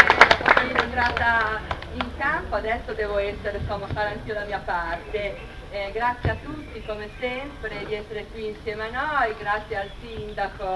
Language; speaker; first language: Italian; native; Italian